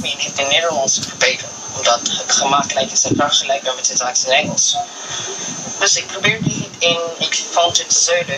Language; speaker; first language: Dutch; non-native, learner; Filipino